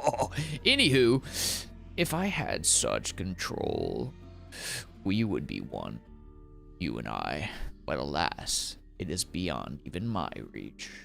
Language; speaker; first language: English; native; English